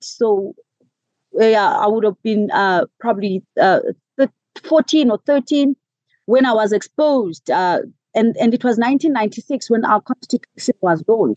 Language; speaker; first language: English; non-native, local second language; Xhosa